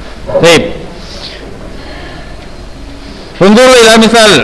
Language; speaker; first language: Arabic; non-native, fluent; Indonesian